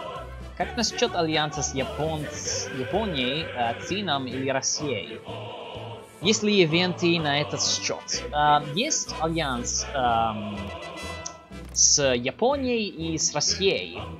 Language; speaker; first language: Russian; non-native, learner; English